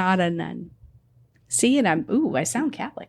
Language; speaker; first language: English; native; English